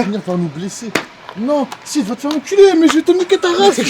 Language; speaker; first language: French; native; French